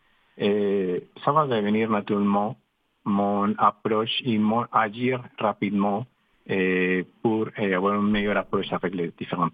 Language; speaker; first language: French; non-native, fluent; Spanish